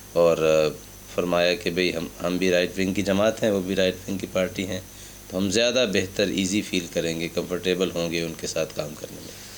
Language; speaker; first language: Urdu; non-native, local second language; Saraiki